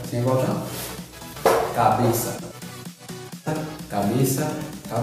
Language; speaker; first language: Portuguese; non-native, learner; Haitian Creole